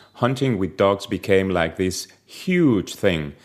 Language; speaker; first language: English; non-native, fluent; Spanish